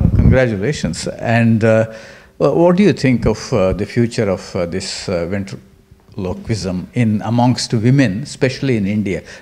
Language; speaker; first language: English; non-native, local second language; Kannada